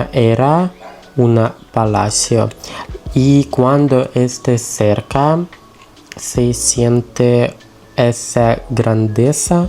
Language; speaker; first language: Spanish; non-native, learner; Russian